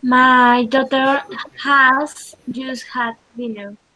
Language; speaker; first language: English; non-native, learner; Spanish